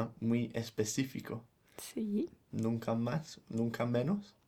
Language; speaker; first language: Spanish; non-native, fluent; English